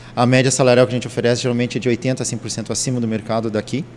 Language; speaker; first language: Portuguese; native; Portuguese